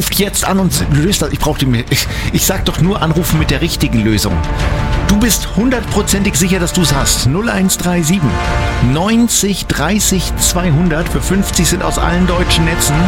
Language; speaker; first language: German; native; German